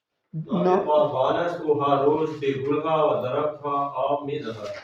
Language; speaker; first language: Persian; non-native, learner; Urdu